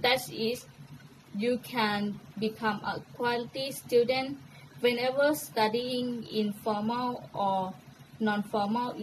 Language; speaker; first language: English; non-native, learner; Thai